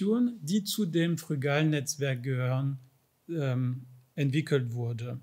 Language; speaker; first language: German; non-native, fluent; French